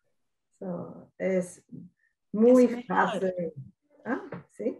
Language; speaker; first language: Spanish; non-native, learner; English